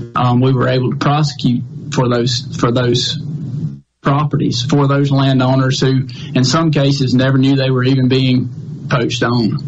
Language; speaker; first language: English; native; English